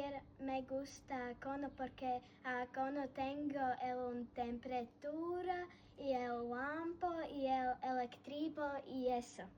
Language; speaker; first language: Spanish; non-native, learner; Latvian